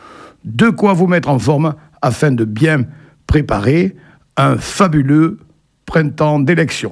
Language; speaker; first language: French; native; French